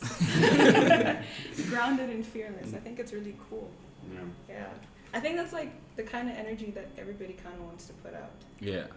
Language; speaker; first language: English; non-native, local second language; Tswana